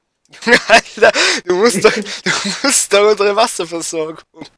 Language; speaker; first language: German; native; German